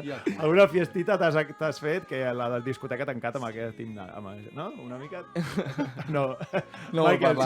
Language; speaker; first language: Catalan; native; Catalan